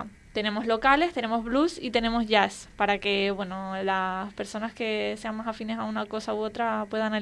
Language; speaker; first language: Spanish; native; Spanish